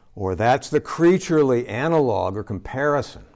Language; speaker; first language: English; native; English